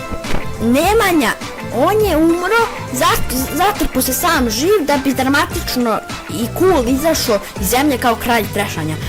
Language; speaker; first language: Bosnian; native; Bosnian